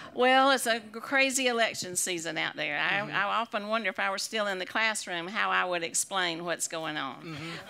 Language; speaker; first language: English; native; English